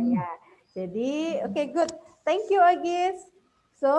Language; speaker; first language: English; non-native, fluent; Indonesian